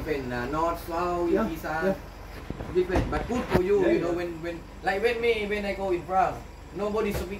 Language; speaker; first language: English; non-native, learner; Thai